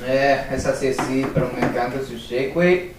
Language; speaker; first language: Spanish; non-native, learner; English